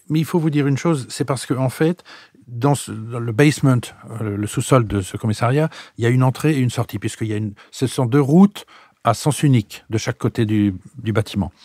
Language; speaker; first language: French; native; French